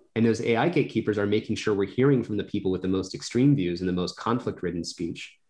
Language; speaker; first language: English; native; English